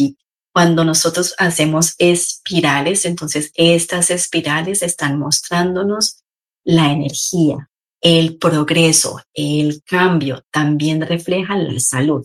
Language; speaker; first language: Spanish; native; Spanish